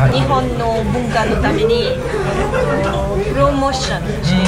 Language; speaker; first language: Japanese; non-native, learner; French